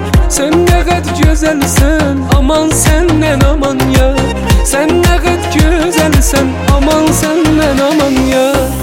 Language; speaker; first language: Azerbaijani; non-native, learner; Indonesian